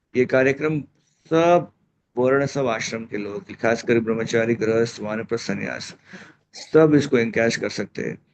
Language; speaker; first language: Hindi; non-native, local second language; Marathi